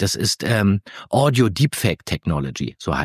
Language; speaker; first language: German; native; German